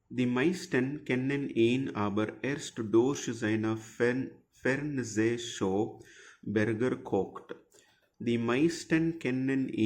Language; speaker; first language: German; non-native, fluent; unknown